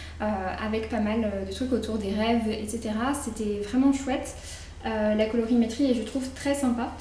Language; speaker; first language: French; native; French